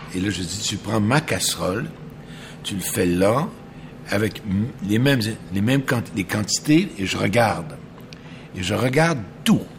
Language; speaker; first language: French; native; French